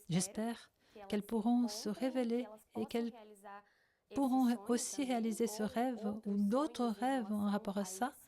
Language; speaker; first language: French; non-native, fluent; Portuguese